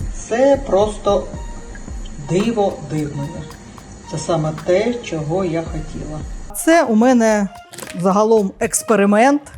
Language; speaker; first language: Ukrainian; native; Ukrainian